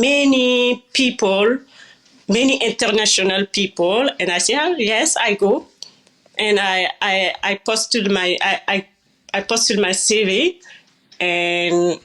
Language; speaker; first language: English; non-native, learner; French